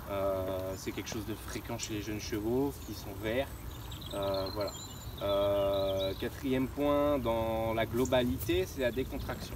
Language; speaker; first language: French; native; French